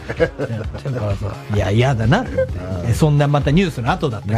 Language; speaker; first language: Japanese; native; Japanese